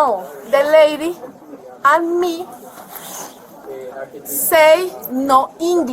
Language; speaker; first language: English; non-native, learner; Spanish